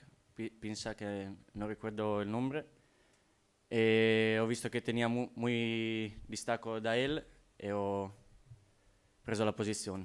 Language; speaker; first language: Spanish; non-native, learner; Italian